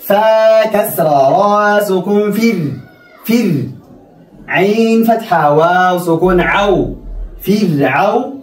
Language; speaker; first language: Arabic; non-native, fluent; Oromo